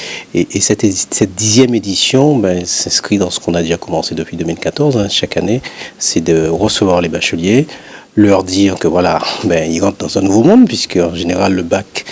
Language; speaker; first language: French; native; French